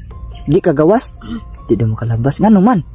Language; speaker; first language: Filipino; non-native, local second language; Cebuano